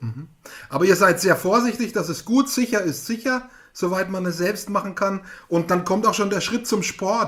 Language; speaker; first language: German; native; German